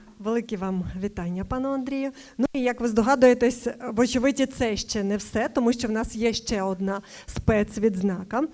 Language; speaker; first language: Ukrainian; native; Ukrainian